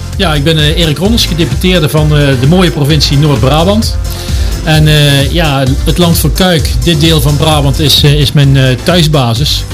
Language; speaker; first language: Dutch; native; Dutch